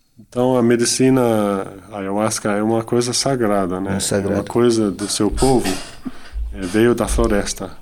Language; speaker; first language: Portuguese; non-native, fluent; Dutch